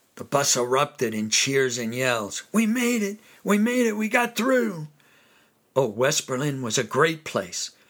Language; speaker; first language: English; native; English